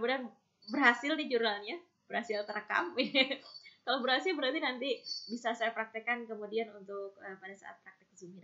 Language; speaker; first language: Indonesian; native; Indonesian